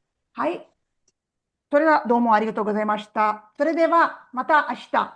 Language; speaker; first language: Japanese; non-native, fluent; Tamil